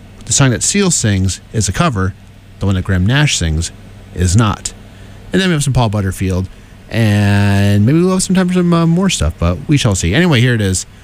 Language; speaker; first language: English; native; English